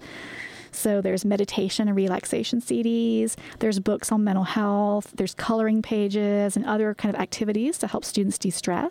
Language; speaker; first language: English; native; English